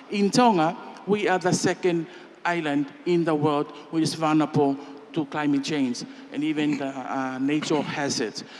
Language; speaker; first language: English; non-native, fluent; Tongan